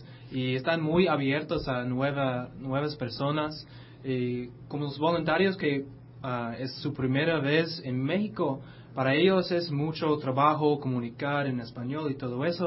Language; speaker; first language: Spanish; non-native, fluent; English